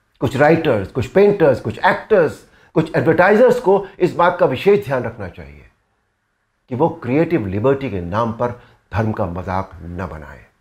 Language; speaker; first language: Hindi; native; Hindi